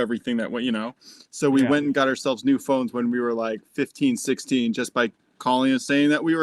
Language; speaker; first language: English; native; English